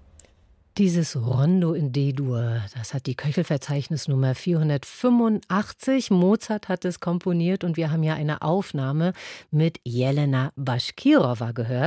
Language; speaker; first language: German; native; German